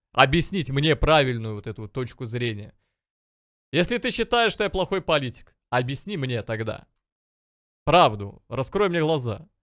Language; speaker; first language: Russian; native; Russian